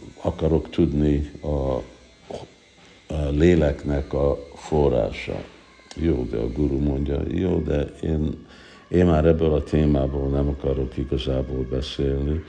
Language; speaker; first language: Hungarian; early bilingual, heritage; Hungarian